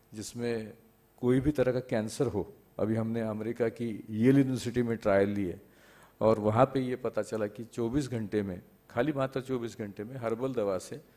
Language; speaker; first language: Hindi; non-native, local second language; Marathi